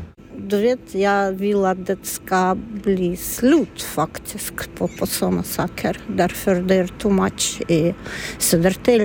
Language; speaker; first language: Swedish; non-native, learner; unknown